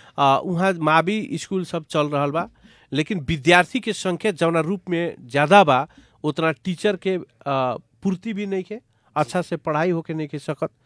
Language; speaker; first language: Bhojpuri; native; Bhojpuri